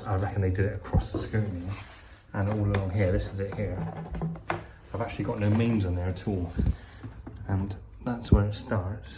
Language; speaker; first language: English; native; English